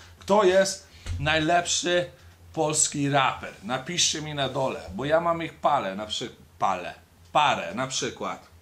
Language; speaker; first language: Polish; early bilingual, heritage; Polish